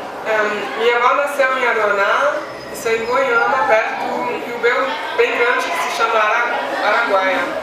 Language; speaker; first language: Portuguese; non-native, fluent; Swiss German